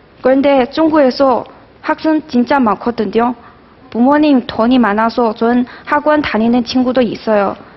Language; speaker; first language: Korean; non-native, fluent; Chinese